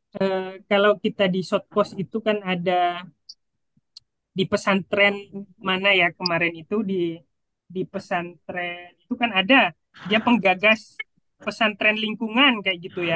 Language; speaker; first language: Indonesian; native; Indonesian